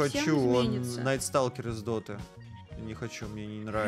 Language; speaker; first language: Russian; native; Russian